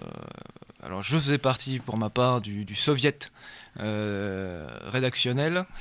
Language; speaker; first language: French; native; French